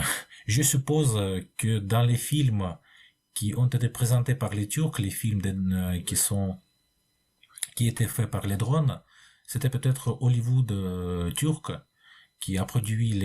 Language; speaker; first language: French; non-native, fluent; Russian